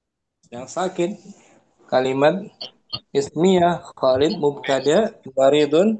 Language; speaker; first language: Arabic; non-native, fluent; Indonesian